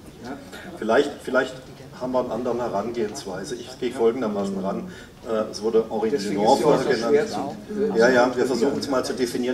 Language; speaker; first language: German; native; German